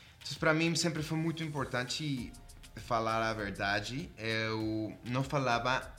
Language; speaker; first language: Portuguese; non-native, fluent; Spanish